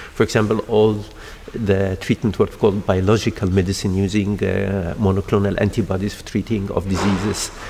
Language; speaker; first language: English; non-native, fluent; Arabic